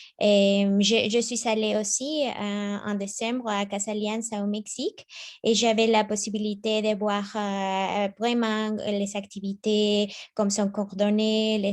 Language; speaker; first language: French; non-native, learner; Spanish